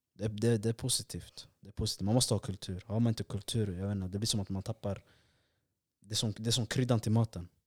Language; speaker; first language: Swedish; early bilingual, other home language; Somali